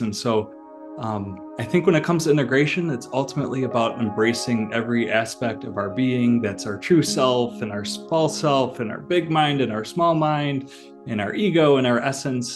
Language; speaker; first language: English; native; English